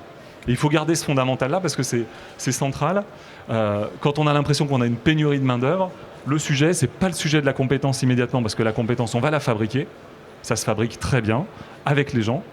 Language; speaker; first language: French; native; French